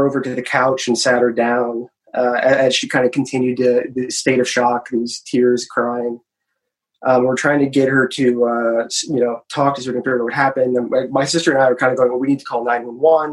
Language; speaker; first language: English; native; English